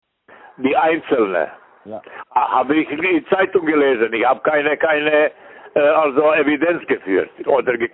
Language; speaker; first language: German; non-native, fluent; Serbian